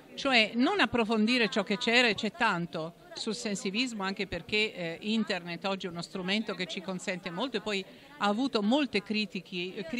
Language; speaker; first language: Italian; native; Italian